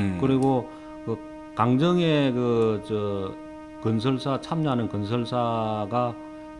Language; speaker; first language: Korean; native; Korean